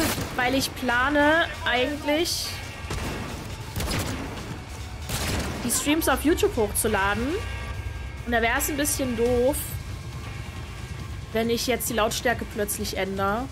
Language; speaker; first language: German; native; German